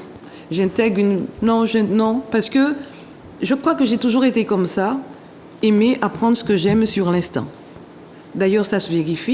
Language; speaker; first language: French; native; French